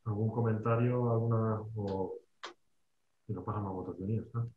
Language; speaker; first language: Spanish; non-native, local second language; Catalan